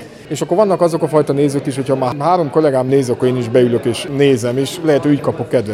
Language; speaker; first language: Hungarian; native; Hungarian